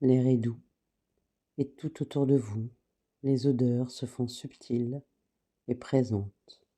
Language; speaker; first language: French; native; French